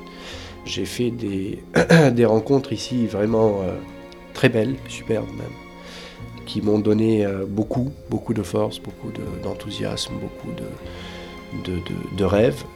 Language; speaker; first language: French; non-native, local second language; Arabic